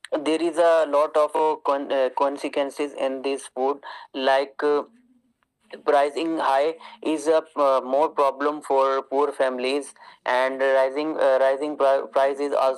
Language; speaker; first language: English; non-native, learner; Urdu